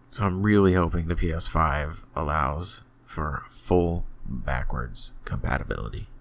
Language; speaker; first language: English; native; English